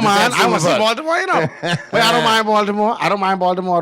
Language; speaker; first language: English; native; English